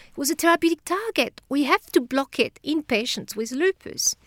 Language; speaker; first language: English; non-native, fluent; French